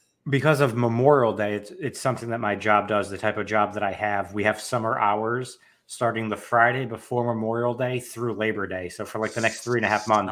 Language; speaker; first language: English; native; English